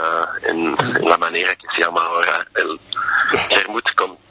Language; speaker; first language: Spanish; non-native, fluent; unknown